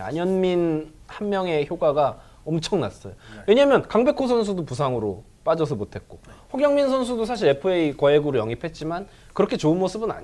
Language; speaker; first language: Korean; native; Korean